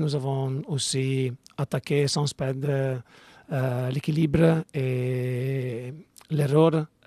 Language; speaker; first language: French; non-native, learner; Italian